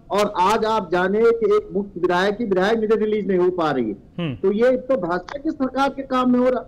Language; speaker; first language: Hindi; native; Hindi